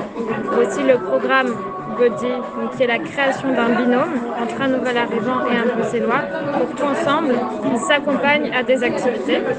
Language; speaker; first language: French; native; French